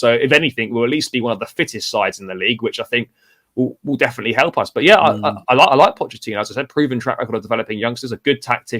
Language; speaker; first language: English; native; English